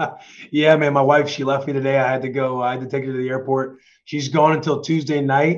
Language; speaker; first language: English; native; English